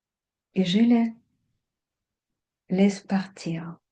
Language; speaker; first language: French; non-native, fluent; Russian